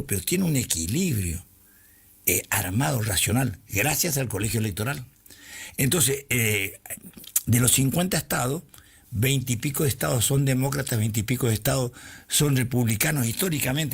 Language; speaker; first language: Spanish; native; Spanish